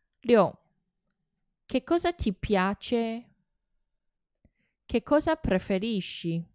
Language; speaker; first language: Italian; non-native, fluent; Chinese